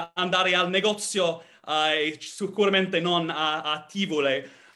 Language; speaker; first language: Italian; non-native, learner; English